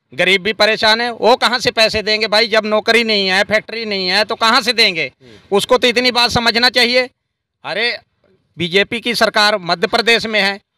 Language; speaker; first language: Hindi; native; Hindi